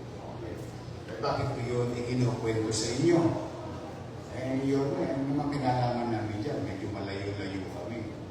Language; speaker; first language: Filipino; native; Filipino